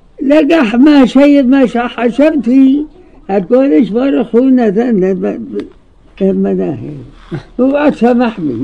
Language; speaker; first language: Hebrew; non-native, fluent; Arabic